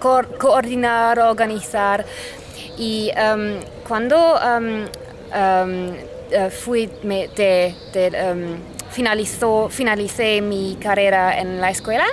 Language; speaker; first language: Spanish; non-native, fluent; German